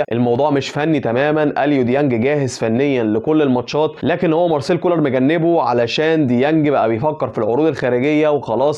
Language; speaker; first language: Arabic; native; Arabic